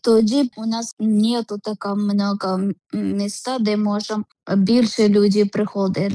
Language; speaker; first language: Ukrainian; non-native, learner; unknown